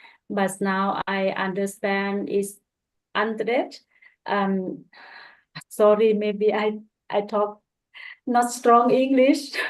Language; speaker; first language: English; non-native, learner; Thai